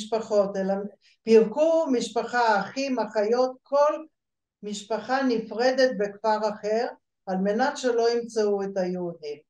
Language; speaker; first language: Hebrew; early bilingual, other home language; Bulgarian